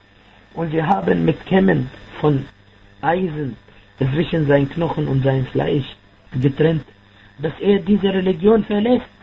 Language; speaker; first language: German; non-native, fluent; Arabic